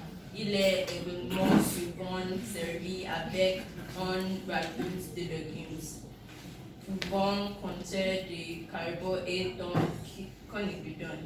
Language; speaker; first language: French; non-native, learner; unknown